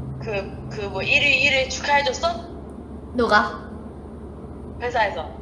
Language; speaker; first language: Korean; non-native, fluent; Chinese